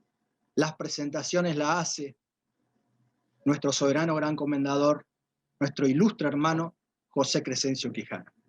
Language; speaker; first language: Spanish; native; Spanish